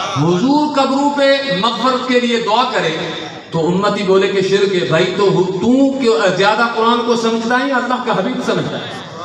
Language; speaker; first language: Urdu; non-native, local second language; Sindhi